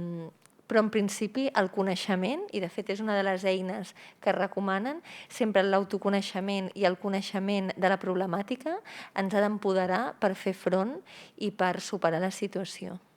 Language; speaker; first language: Catalan; native; Catalan